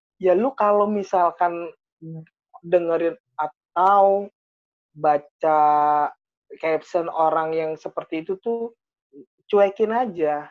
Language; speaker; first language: Indonesian; native; Indonesian